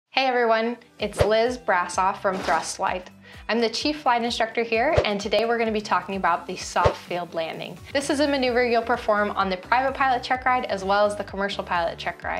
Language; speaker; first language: English; native; English